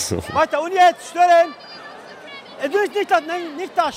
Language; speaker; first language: German; non-native, fluent; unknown